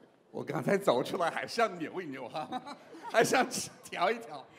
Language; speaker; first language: Chinese; non-native, learner; English